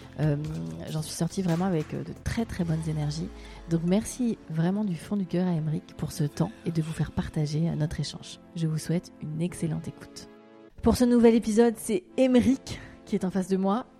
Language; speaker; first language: French; native; French